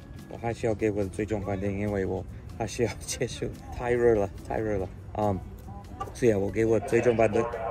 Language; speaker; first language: Chinese; non-native, fluent; English